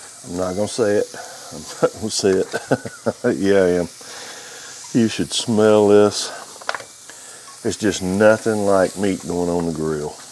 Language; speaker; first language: English; native; English